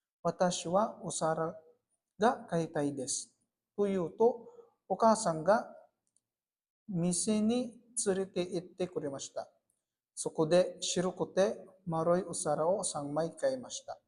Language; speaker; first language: Japanese; non-native, fluent; Filipino